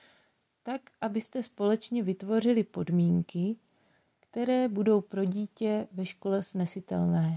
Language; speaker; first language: Czech; native; Czech